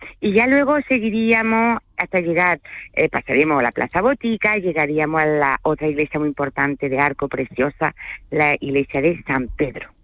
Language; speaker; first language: Spanish; early bilingual, other home language; French